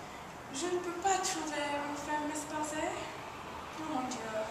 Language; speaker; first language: French; non-native, learner; English